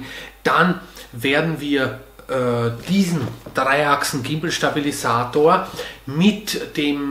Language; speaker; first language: German; native; German